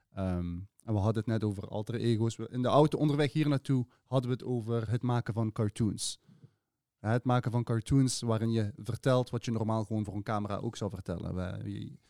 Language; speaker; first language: Dutch; early bilingual, other home language; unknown